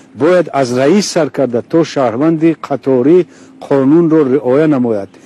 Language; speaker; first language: Tajik; non-native, local second language; Shughni